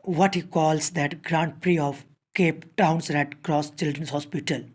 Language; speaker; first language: English; non-native, local second language; Punjabi